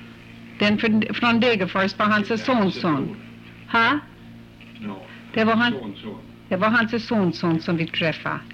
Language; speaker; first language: Swedish; early bilingual, heritage; English